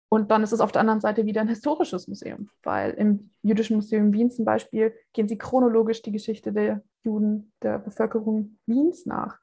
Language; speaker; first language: German; native; German